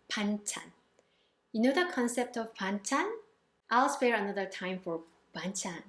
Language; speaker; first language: English; non-native, fluent; Korean